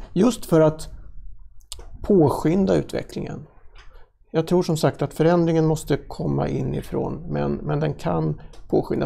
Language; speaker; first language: Swedish; native; Swedish